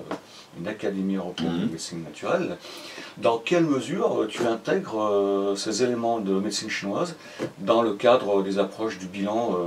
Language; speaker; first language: French; native; French